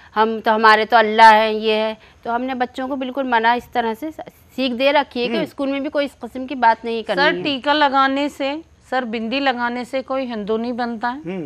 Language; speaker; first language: Hindi; native; Hindi